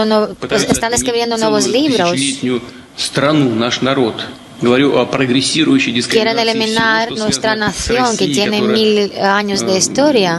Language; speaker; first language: Spanish; non-native, learner; Russian